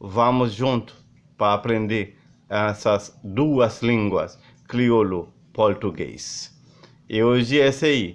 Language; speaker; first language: Portuguese; non-native, learner; Haitian Creole